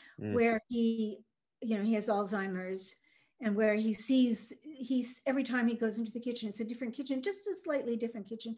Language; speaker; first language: English; early bilingual, other home language; Norwegian